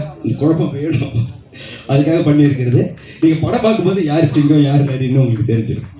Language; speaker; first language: Tamil; native; Tamil